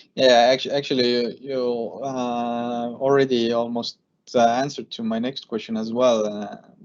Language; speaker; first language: English; non-native, fluent; Estonian